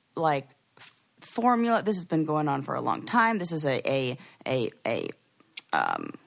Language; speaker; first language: English; native; English